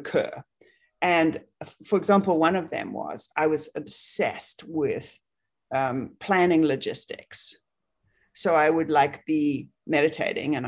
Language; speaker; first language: English; native; English